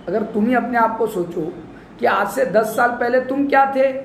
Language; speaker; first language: Hindi; non-native, local second language; Marathi